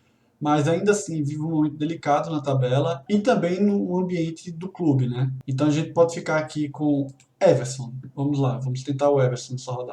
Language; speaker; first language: Portuguese; native; Portuguese